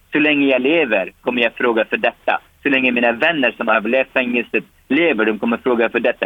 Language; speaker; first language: Swedish; non-native, fluent; Arabic